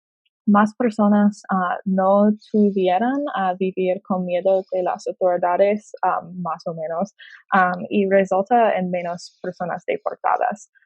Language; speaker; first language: Spanish; non-native, learner; English